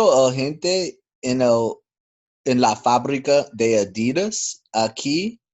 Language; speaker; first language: Spanish; non-native, learner; English